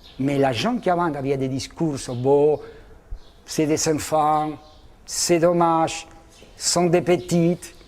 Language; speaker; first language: French; non-native, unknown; Spanish